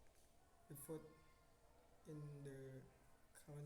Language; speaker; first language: English; non-native, learner; Indonesian